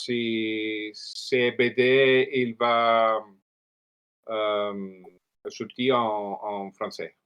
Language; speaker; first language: French; non-native, learner; Italian